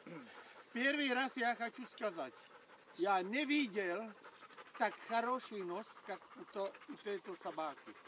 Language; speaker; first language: Russian; non-native, learner; Czech